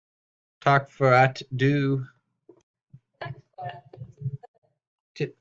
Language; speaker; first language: Swedish; non-native, learner; English